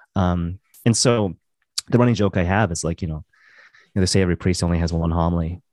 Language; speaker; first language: English; native; English